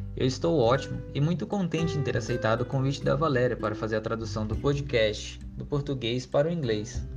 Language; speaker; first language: Portuguese; native; Portuguese